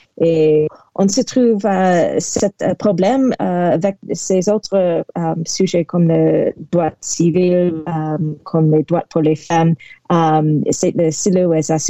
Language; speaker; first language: French; non-native, learner; English